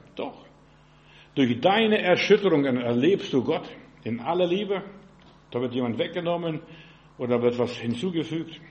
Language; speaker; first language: German; non-native, fluent; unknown